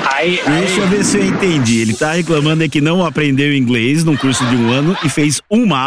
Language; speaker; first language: Portuguese; native; Portuguese